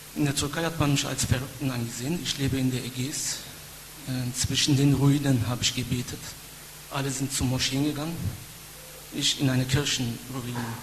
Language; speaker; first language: German; non-native, fluent; Turkish